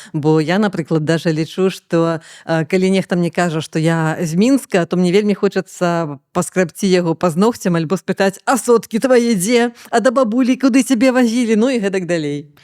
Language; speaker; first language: Belarusian; native; Belarusian